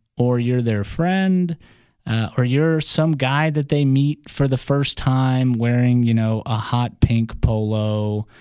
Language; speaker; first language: English; early bilingual, other home language; Russian